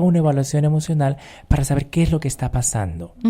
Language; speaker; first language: Spanish; native; Spanish